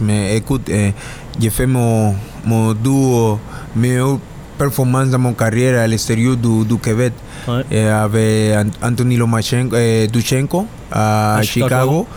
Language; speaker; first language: French; non-native, learner; Spanish